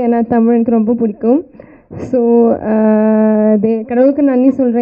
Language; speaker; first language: Tamil; non-native, learner; Malayalam